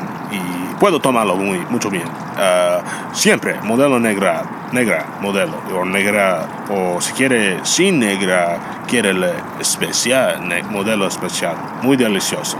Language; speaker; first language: Spanish; non-native, learner; English